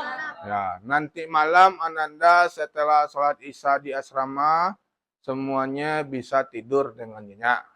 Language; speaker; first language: Indonesian; native; Indonesian